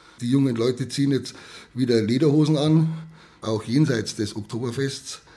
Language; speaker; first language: German; native; German